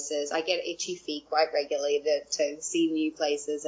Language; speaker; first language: English; native; English